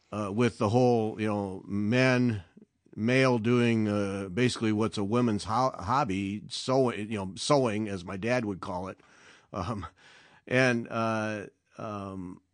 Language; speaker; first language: English; native; English